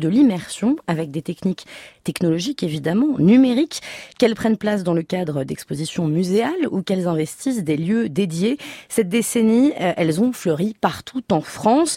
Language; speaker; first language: French; native; French